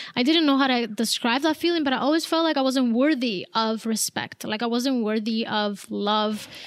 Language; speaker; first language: English; early bilingual, other home language; Spanish